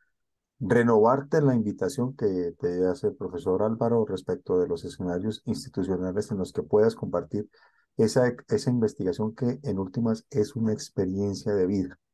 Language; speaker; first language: Spanish; native; Spanish